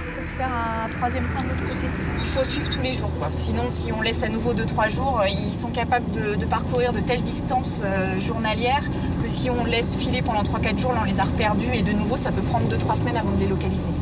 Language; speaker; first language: French; native; French